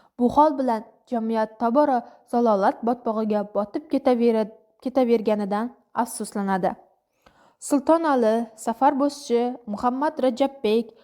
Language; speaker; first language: Uzbek; non-native, local second language; Kara-Kalpak